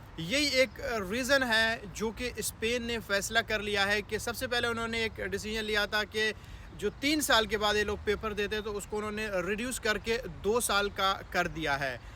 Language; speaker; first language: Hindi; non-native, local second language; Punjabi